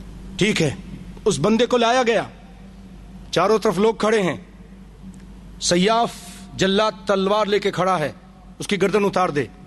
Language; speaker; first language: Urdu; native; Urdu